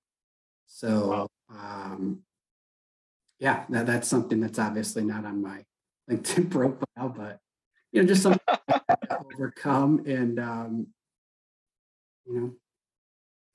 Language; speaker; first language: English; native; English